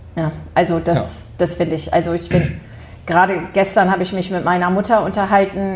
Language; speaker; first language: German; early bilingual, heritage; German